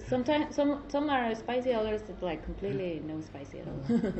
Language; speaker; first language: English; non-native, fluent; Spanish